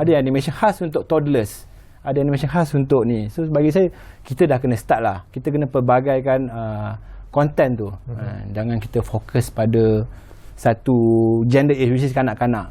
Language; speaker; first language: Malay; native; Malay